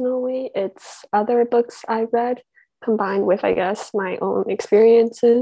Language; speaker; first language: English; native; English